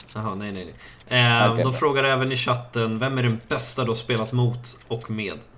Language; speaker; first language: Swedish; native; Swedish